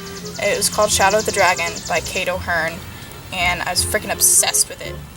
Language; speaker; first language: English; native; English